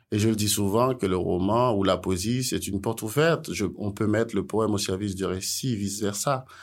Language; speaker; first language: French; non-native, local second language; Haitian Creole